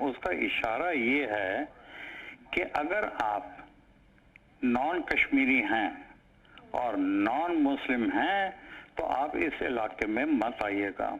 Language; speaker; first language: Hindi; non-native, local second language; Punjabi